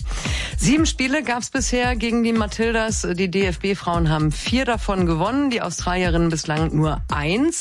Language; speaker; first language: German; native; German